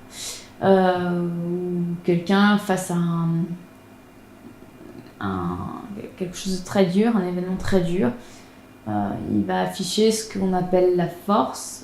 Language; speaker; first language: French; native; French